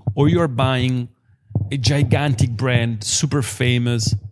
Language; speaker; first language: English; non-native, fluent; Italian